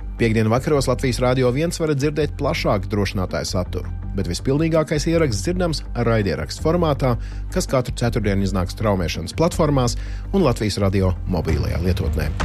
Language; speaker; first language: Latvian; native; Latvian